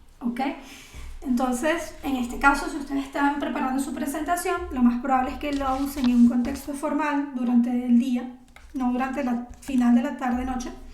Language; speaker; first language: Spanish; native; Spanish